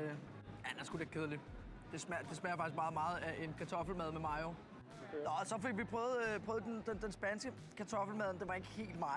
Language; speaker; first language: Danish; native; Danish